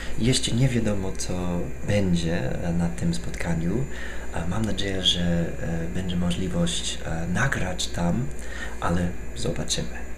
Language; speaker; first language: Polish; non-native, fluent; English